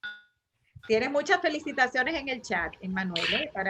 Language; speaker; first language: Spanish; native; Spanish